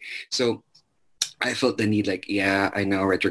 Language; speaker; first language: English; non-native, local second language; Chavacano